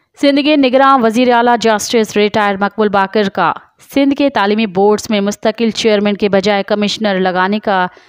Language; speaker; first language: Urdu; non-native, local second language; Sindhi